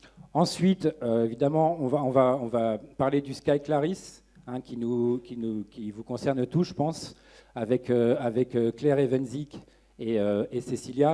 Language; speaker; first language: French; native; French